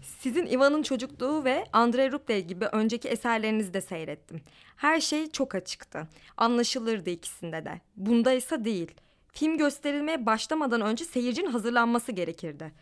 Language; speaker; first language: Turkish; native; Turkish